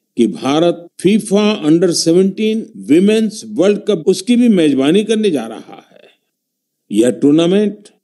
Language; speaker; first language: Hindi; non-native, local second language; Gujarati